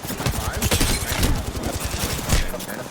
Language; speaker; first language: English; native; English